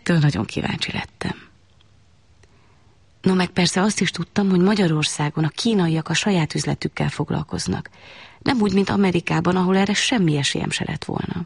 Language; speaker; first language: Hungarian; non-native, fluent; Chinese